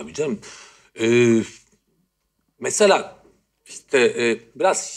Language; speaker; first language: Turkish; native; Turkish